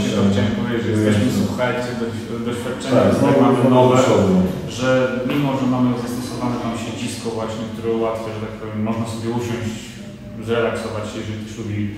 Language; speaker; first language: Polish; native; Polish